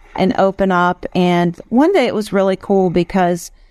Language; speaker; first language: English; native; English